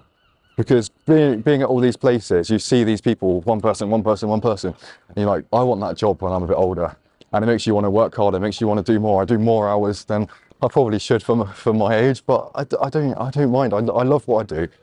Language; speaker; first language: English; native; English